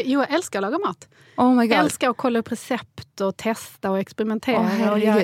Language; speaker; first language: Swedish; native; Swedish